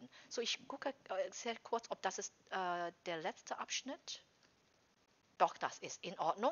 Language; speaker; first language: German; non-native, fluent; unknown